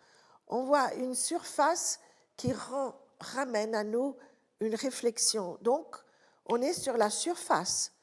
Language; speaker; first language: French; non-native, fluent; Italian